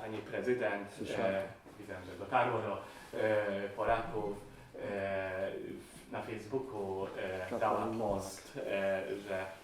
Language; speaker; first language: Polish; non-native, fluent; Hungarian